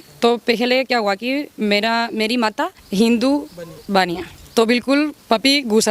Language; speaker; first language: Hindi; non-native, learner; Spanish